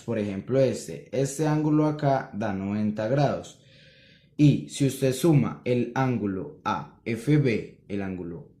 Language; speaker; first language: Spanish; native; Spanish